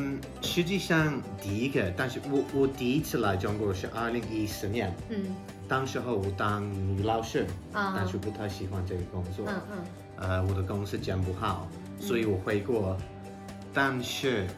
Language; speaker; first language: Chinese; non-native, learner; English